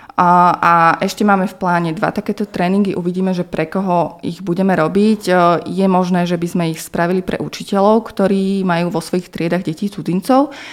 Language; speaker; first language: Slovak; native; Slovak